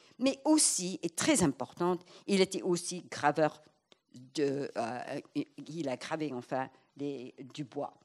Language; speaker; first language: French; non-native, fluent; English